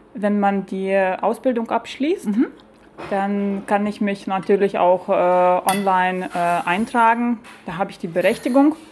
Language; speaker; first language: German; non-native, fluent; Lithuanian